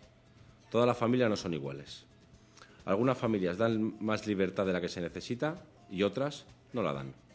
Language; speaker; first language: Spanish; native; Spanish